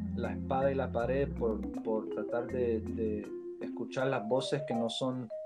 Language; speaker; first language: Spanish; early bilingual, heritage; Spanish